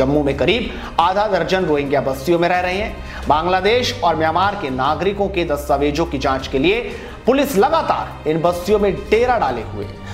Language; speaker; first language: Hindi; native; Hindi